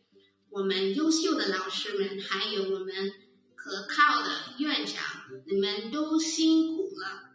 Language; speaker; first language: Chinese; non-native, learner; English